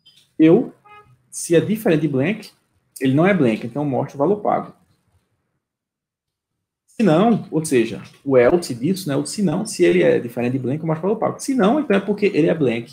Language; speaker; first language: Portuguese; native; Portuguese